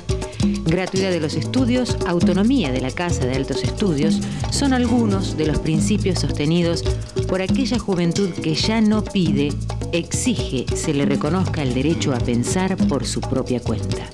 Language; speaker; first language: Spanish; native; Spanish